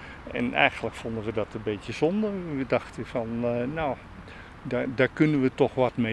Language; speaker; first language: Dutch; native; Dutch